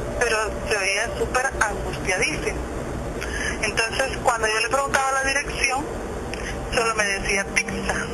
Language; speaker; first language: Spanish; native; Spanish